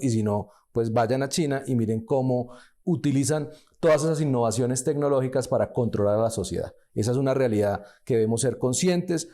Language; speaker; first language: Spanish; native; Spanish